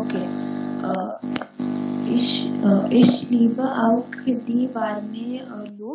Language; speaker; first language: German; non-native, learner; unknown